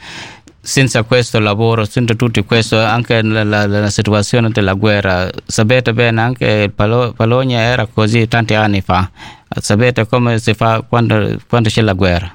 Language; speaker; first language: Italian; non-native, learner; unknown